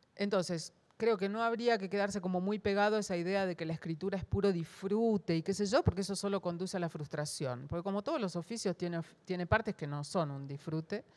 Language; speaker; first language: Spanish; native; Spanish